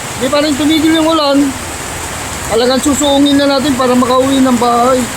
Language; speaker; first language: Filipino; non-native, local second language; Iloko